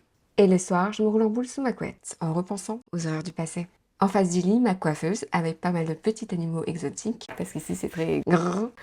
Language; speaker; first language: French; native; French